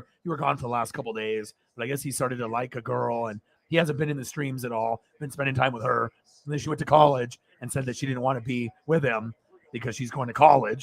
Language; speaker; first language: English; native; English